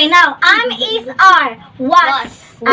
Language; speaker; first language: English; non-native, local second language; Cebuano